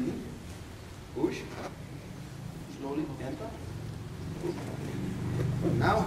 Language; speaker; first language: English; non-native, learner; German